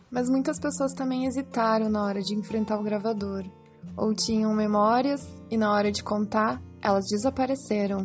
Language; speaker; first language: Portuguese; native; Portuguese